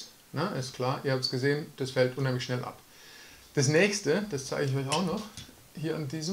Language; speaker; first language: German; native; German